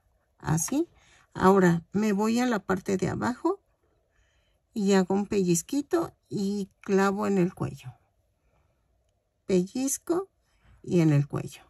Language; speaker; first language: Spanish; native; Spanish